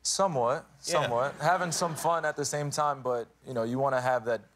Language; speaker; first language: English; native; English